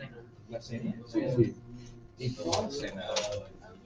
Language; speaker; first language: Spanish; non-native, fluent; English